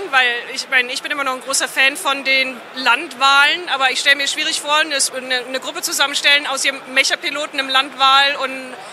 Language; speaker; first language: German; native; German